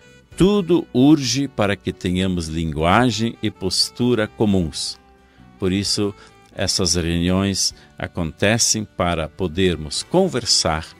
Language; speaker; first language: Portuguese; native; Portuguese